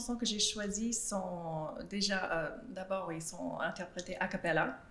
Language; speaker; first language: French; non-native, fluent; English